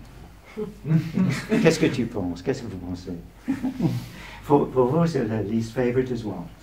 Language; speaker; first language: French; non-native, learner; English